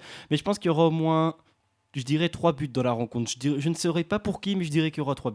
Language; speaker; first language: French; native; French